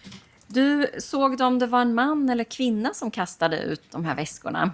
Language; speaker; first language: Swedish; native; Swedish